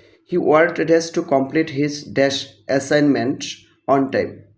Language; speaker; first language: English; non-native, local second language; Bangla